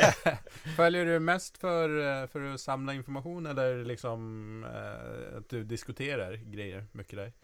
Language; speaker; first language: Swedish; native; Swedish